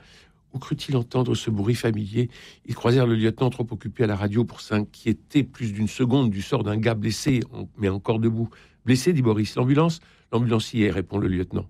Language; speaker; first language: French; native; French